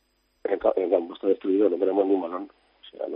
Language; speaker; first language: Spanish; native; Spanish